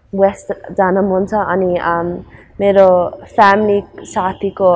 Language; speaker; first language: Nepali; early bilingual, heritage; Nepali